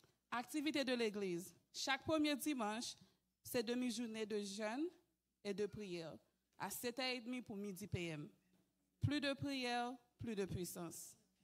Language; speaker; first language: French; early bilingual, heritage; French